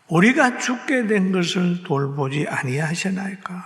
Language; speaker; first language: Korean; native; Korean